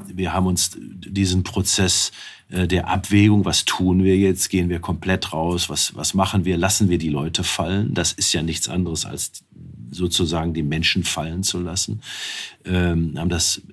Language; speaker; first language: German; native; German